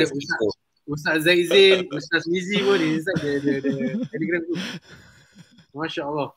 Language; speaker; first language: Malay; native; Malay